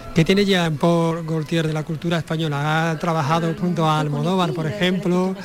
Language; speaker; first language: Spanish; native; Spanish